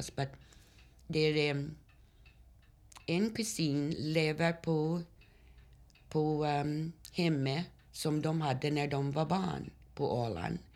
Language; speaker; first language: Swedish; early bilingual, heritage; Swedish